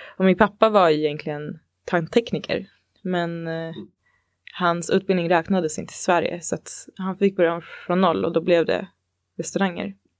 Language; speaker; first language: Swedish; early bilingual, other home language; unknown